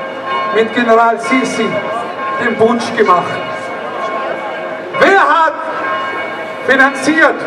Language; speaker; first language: German; non-native, learner; Arabic